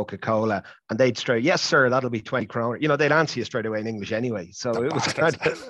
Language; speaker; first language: English; native; English